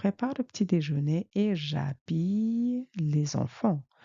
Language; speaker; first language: French; non-native, fluent; Mongolian